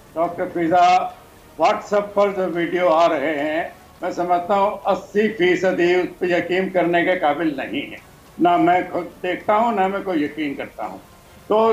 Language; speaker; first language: Hindi; native; Hindi